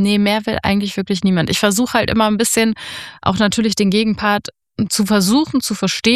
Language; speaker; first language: German; native; German